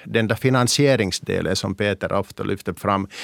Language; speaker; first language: Swedish; non-native, local second language; Finnish